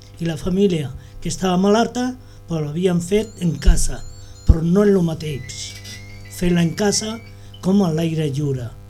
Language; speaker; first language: Catalan; non-native, local second language; Spanish